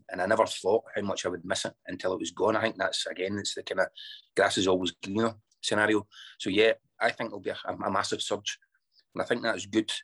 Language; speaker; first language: English; native; English